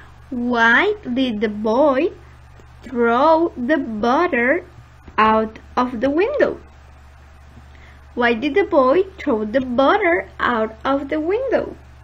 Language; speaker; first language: English; non-native, fluent; Spanish